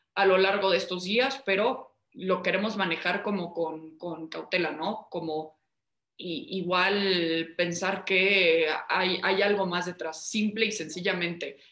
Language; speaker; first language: Spanish; early bilingual, heritage; Spanish